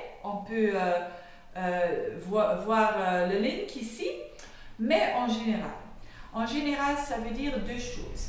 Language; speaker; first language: French; non-native, fluent; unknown